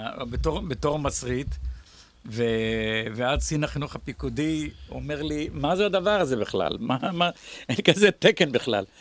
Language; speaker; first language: Hebrew; native; Hebrew